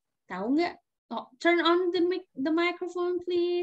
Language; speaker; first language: English; non-native, fluent; Indonesian